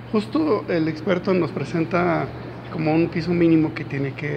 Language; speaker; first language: Spanish; native; Spanish